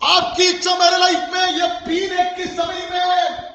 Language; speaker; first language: Hindi; non-native, local second language; Malayalam